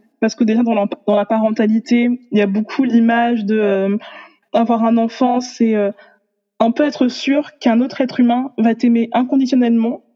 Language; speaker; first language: French; native; French